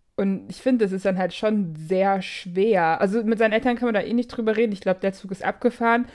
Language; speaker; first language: German; early bilingual, other home language; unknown